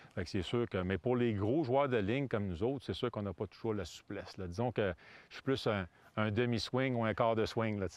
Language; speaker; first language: French; native; French